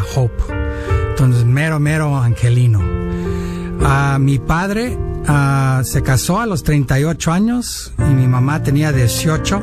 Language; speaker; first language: Spanish; early bilingual, heritage; Spanish